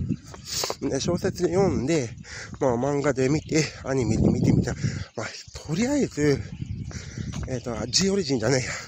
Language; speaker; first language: Japanese; native; Japanese